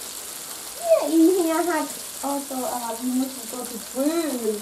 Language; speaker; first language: German; non-native, learner; Thai